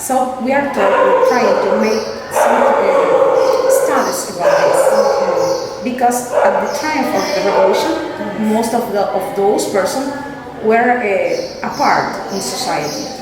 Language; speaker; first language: English; non-native, fluent; Spanish